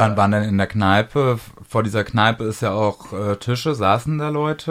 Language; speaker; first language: German; native; German